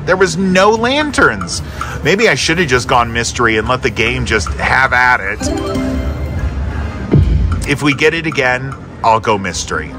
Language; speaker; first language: English; native; English